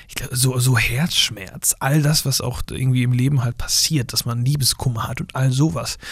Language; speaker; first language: German; native; German